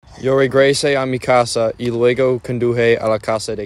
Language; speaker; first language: Spanish; non-native, learner; English